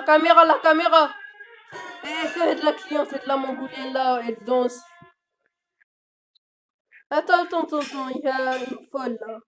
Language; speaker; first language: French; native; French